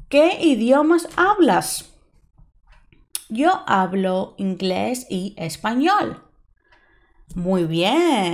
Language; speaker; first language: Spanish; non-native, fluent; English